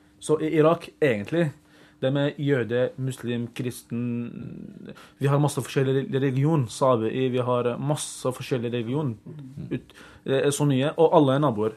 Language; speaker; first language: Norwegian; early bilingual, other home language; Arabic